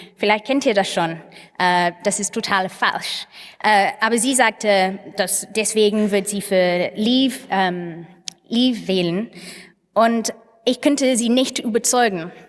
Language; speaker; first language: German; non-native, learner; English